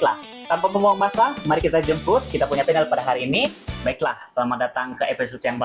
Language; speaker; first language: Malay; native; Malay